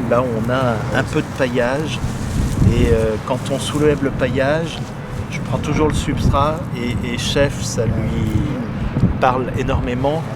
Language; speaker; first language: French; native; French